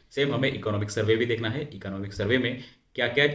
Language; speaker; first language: Hindi; non-native, local second language; Marathi